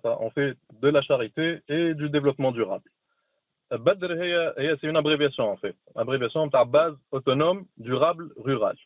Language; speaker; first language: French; non-native, local second language; Arabic